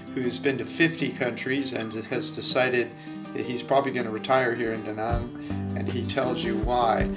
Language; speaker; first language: English; native; English